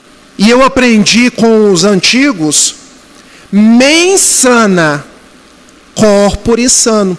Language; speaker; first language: Portuguese; native; Portuguese